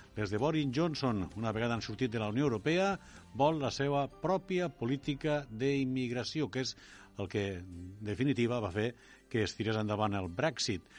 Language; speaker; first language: Catalan; native; Catalan